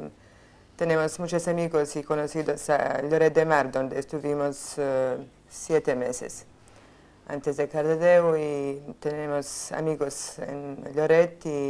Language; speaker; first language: Spanish; non-native, fluent; Bosnian